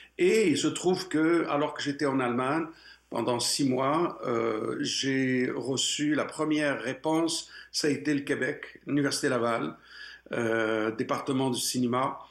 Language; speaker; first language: French; non-native, local second language; Arabic